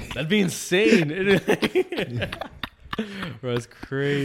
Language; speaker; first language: English; native; English